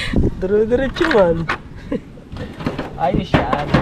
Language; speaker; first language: Filipino; native; Filipino